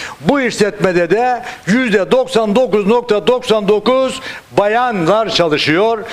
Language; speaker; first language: Turkish; native; Turkish